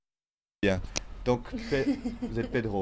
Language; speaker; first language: French; native; French